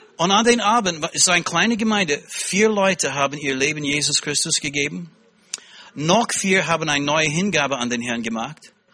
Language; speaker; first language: German; non-native, fluent; English